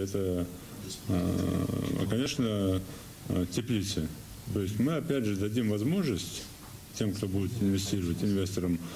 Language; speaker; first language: Russian; native; Russian